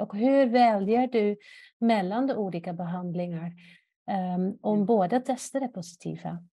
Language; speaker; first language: Swedish; non-native, fluent; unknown